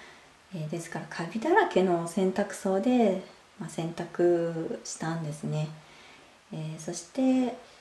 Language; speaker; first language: Japanese; native; Japanese